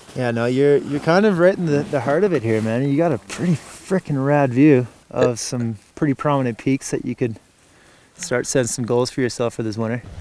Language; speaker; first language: English; non-native, fluent; Norwegian